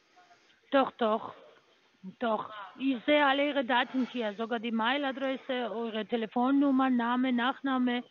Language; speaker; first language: German; non-native, learner; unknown